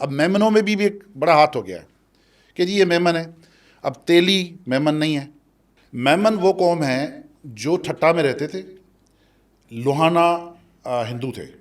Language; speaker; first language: Urdu; non-native, local second language; Sindhi